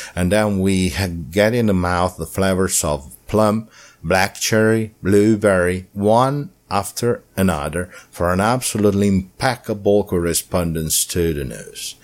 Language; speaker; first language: English; non-native, fluent; Italian